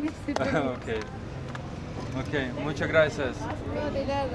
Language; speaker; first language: Spanish; non-native, learner; Russian